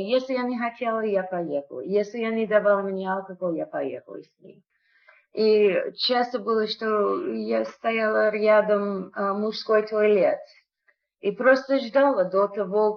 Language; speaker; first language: Russian; non-native, learner; English